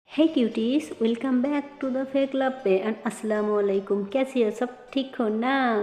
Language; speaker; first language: Hindi; non-native, local second language; Bangla